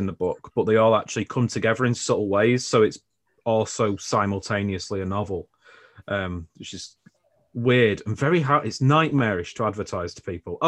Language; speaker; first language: English; native; English